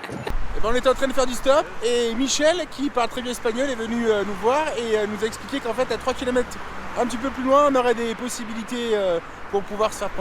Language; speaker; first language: French; native; French